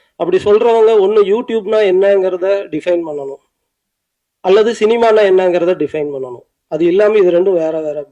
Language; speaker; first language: Tamil; native; Tamil